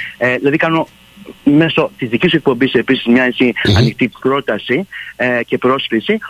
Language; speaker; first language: Greek; early bilingual, heritage; Greek